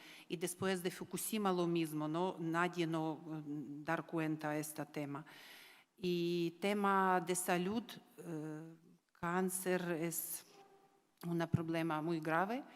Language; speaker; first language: Spanish; non-native, learner; Ukrainian